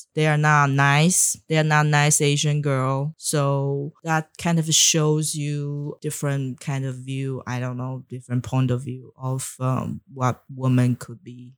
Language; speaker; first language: English; non-native, fluent; Chinese